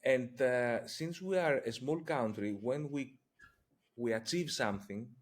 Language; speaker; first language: English; non-native, fluent; Greek